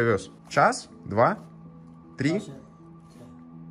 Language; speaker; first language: Russian; native; Russian